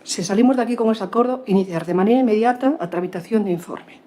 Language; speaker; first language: Spanish; non-native, local second language; Galician